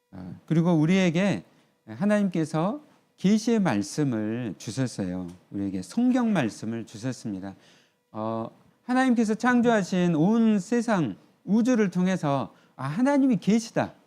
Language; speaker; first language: Korean; native; Korean